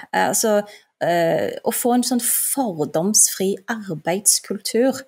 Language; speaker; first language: Norwegian; early bilingual, other home language; Turkish